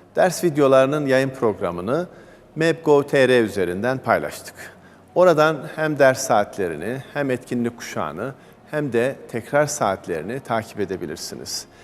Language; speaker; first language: Turkish; native; Turkish